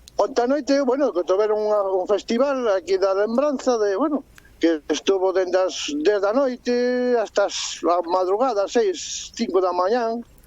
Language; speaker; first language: Galician; native; Galician